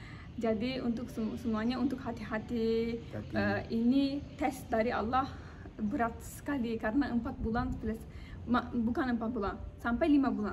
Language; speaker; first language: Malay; non-native, learner; Turkish